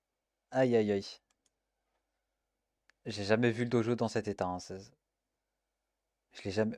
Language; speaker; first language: French; native; French